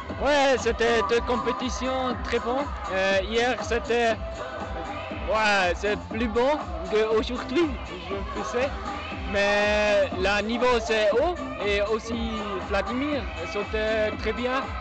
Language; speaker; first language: French; non-native, learner; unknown